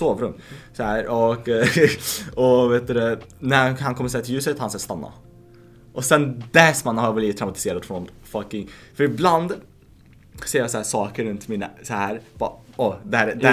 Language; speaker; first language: Swedish; early bilingual, other home language; Lithuanian